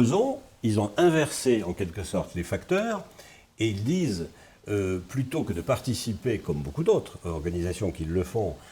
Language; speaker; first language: French; native; French